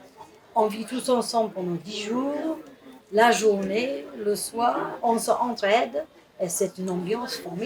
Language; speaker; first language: French; non-native, fluent; English